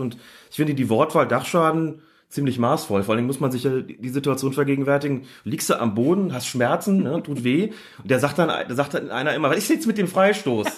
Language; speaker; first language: German; native; German